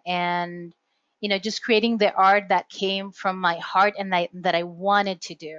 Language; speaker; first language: English; non-native, fluent; Spanish